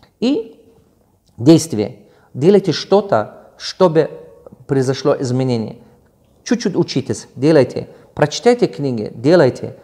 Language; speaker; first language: Russian; non-native, local second language; Tajik